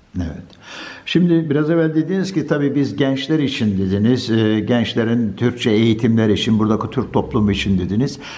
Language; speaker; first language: Turkish; native; Turkish